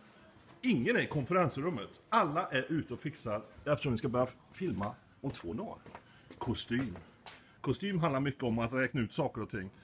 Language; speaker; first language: Swedish; native; Swedish